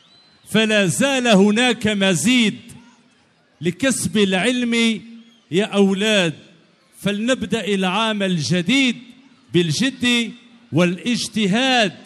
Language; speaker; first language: Arabic; native; Arabic